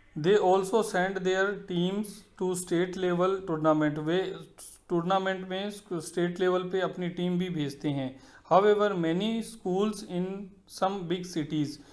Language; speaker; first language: Hindi; native; Hindi